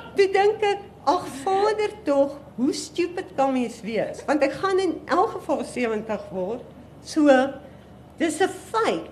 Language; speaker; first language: Afrikaans; native; Afrikaans